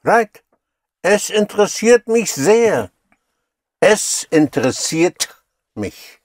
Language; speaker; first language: German; non-native, fluent; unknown